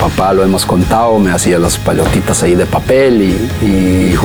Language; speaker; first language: Spanish; native; Spanish